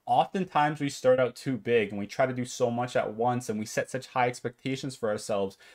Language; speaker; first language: English; native; English